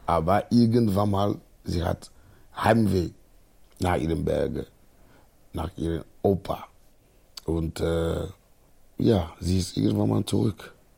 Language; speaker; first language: German; non-native, fluent; Ewe